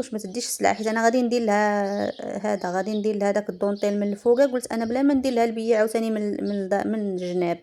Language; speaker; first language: Arabic; native; Arabic